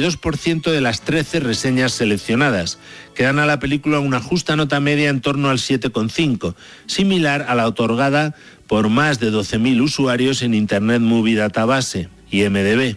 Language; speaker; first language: Spanish; native; Spanish